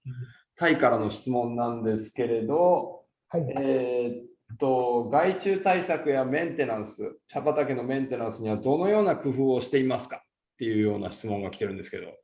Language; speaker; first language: Japanese; native; Japanese